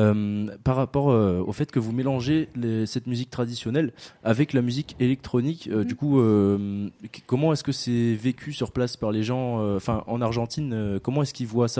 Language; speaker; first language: French; native; French